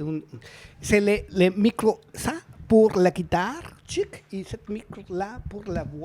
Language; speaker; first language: French; non-native, learner; Spanish